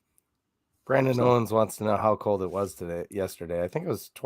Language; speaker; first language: English; native; English